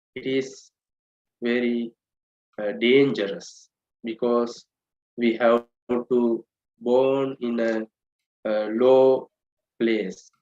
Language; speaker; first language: English; non-native, local second language; Sinhala